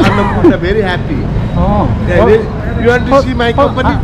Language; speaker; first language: English; non-native, learner; Nepali